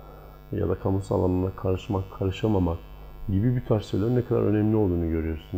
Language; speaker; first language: Turkish; native; Turkish